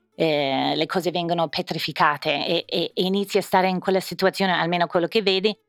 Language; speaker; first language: Italian; non-native, fluent; English